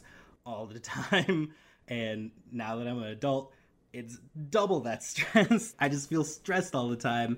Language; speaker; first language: English; native; English